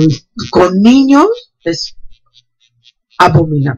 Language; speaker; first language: Spanish; native; Spanish